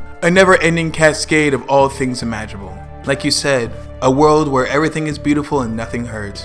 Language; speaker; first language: English; native; English